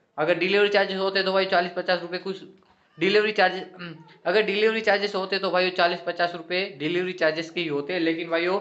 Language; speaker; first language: Hindi; non-native, local second language; Gujarati